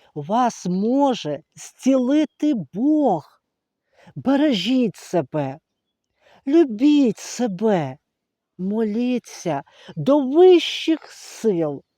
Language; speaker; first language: Ukrainian; native; Ukrainian